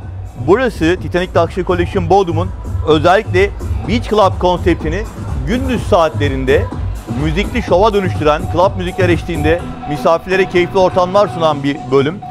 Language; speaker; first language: Turkish; native; Turkish